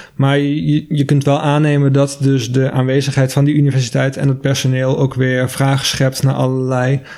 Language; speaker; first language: Dutch; native; Dutch